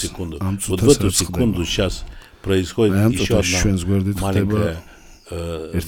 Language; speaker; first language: Russian; non-native, local second language; Georgian